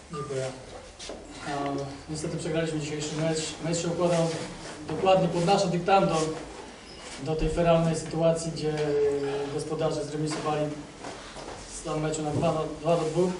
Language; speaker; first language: Polish; native; Polish